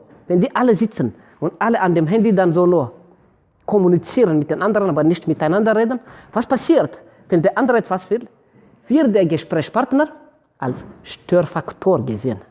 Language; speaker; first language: German; non-native, fluent; Malagasy